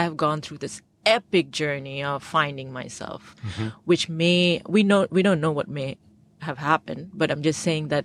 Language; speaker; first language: English; non-native, local second language; Bangla